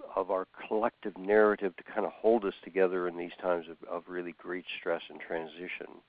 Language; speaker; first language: English; native; English